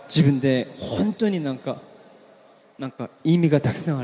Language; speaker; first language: Japanese; non-native, learner; Korean